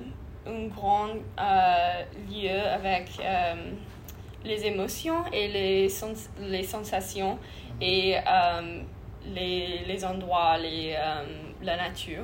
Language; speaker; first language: French; non-native, learner; English